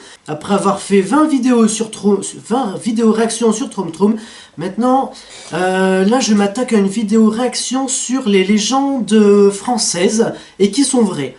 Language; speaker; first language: French; native; French